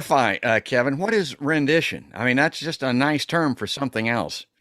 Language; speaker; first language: English; native; English